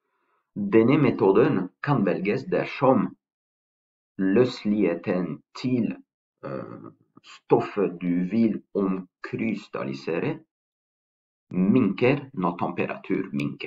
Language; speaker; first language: Norwegian; non-native, fluent; French